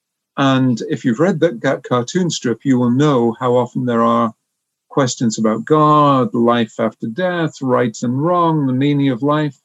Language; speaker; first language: English; native; English